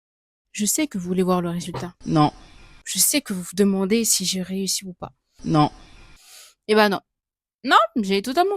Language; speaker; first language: French; native; French